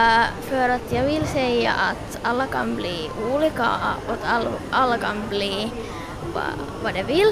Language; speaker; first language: Swedish; non-native, local second language; Finnish